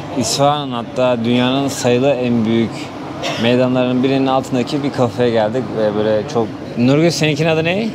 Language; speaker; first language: Turkish; native; Turkish